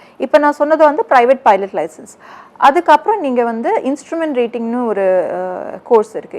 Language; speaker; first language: Tamil; early bilingual, heritage; Tamil